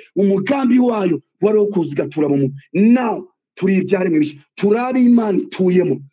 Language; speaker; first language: Kinyarwanda; native; Kinyarwanda